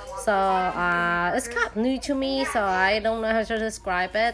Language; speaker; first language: English; non-native, fluent; Vietnamese